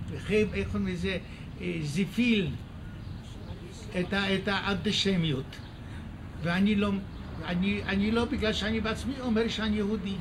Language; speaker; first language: Hebrew; non-native, fluent; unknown